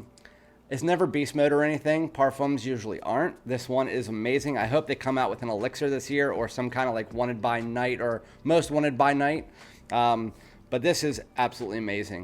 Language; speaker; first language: English; native; English